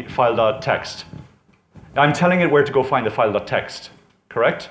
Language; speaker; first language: English; native; English